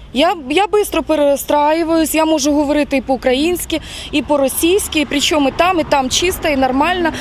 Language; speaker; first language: Ukrainian; non-native, local second language; Russian